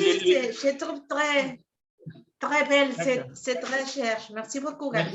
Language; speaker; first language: French; non-native, fluent; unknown